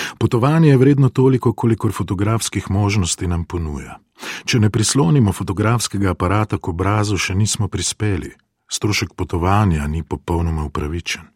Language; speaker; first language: Slovenian; non-native, fluent; Spanish